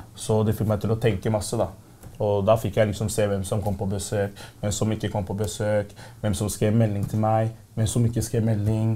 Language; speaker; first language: Norwegian; early bilingual, other home language; Arabic